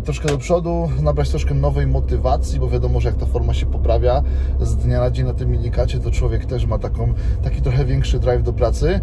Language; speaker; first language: Polish; native; Polish